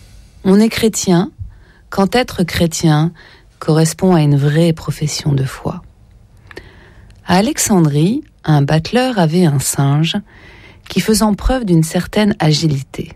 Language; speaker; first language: French; native; French